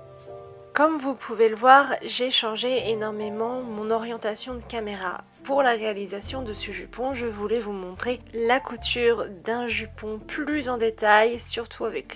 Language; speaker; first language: French; native; French